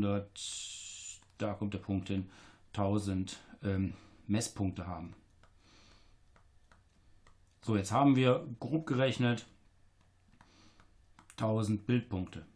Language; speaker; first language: German; native; German